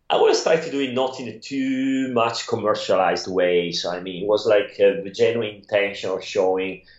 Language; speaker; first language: English; non-native, fluent; Italian